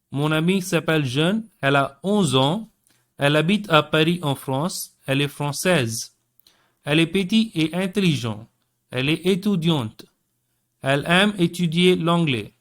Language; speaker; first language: French; non-native, learner; Tamil